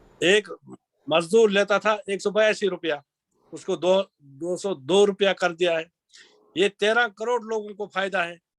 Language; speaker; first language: Urdu; non-native, local second language; Kashmiri